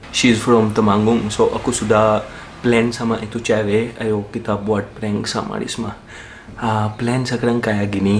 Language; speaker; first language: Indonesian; non-native, learner; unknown